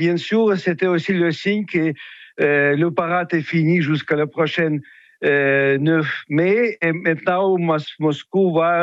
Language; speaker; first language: French; non-native, fluent; Russian